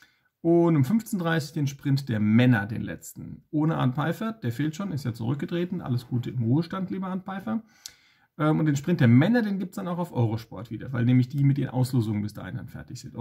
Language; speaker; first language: German; native; German